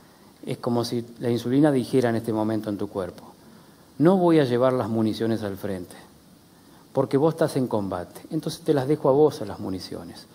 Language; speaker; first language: Spanish; native; Spanish